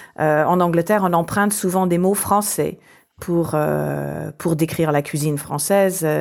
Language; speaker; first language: French; non-native, fluent; English